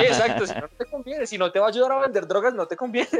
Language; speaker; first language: Spanish; native; Spanish